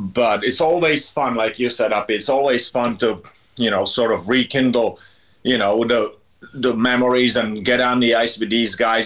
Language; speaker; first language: English; non-native, fluent; Czech